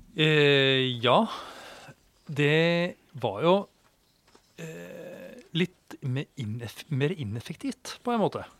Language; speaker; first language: Norwegian; native; Norwegian